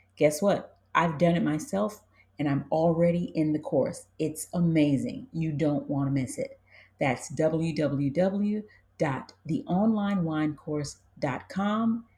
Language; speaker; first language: English; native; English